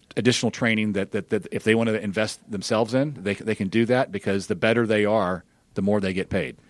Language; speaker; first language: English; native; English